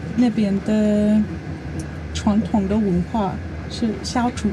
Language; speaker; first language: Chinese; non-native, learner; English